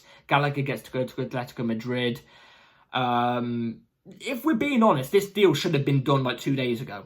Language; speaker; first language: English; native; English